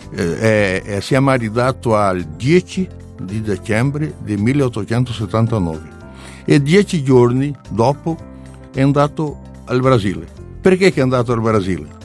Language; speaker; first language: Italian; non-native, learner; Portuguese